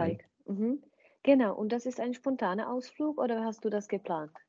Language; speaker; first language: German; non-native, fluent; Czech